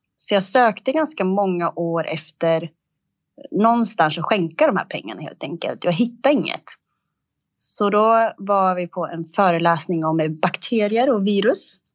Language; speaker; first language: Swedish; early bilingual, other home language; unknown